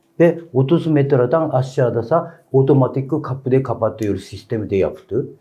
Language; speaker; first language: Turkish; non-native, learner; Japanese